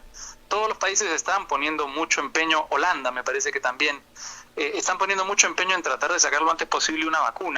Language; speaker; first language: Spanish; native; Spanish